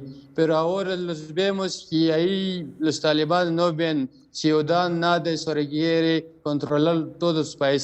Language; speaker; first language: Spanish; non-native, learner; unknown